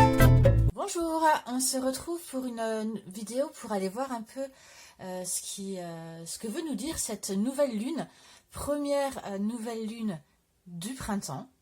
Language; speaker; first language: French; native; French